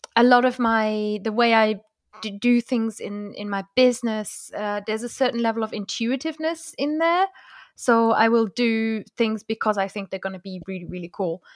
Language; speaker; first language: English; non-native, fluent; German